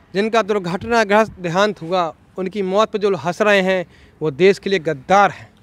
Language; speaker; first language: Hindi; native; Hindi